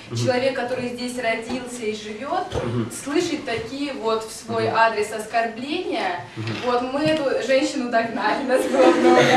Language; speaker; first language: Russian; native; Russian